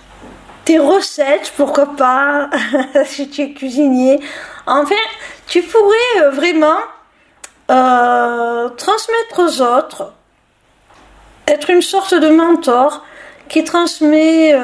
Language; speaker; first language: French; native; French